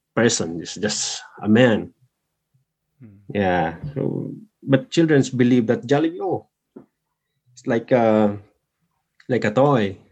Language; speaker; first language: English; non-native, local second language; Filipino